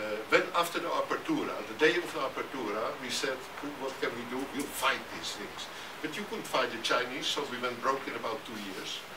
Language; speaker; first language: English; non-native, fluent; Dutch